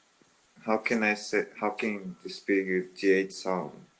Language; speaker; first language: English; non-native, learner; Portuguese